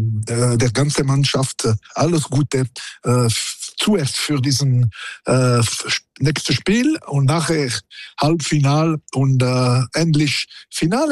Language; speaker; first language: German; non-native, local second language; French